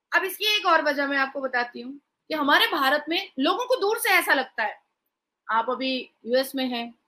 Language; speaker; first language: Hindi; native; Hindi